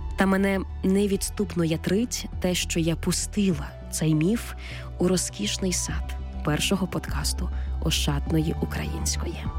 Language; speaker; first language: Ukrainian; native; Ukrainian